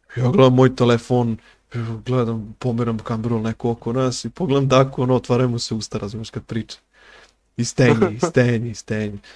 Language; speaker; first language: Serbian; native; Serbian